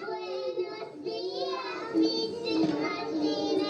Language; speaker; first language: Spanish; non-native, learner; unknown